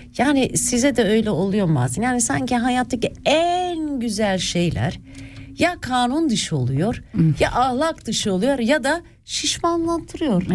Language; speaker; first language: Turkish; early bilingual, other home language; Swiss German